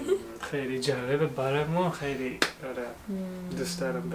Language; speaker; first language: Persian; non-native, fluent; Japanese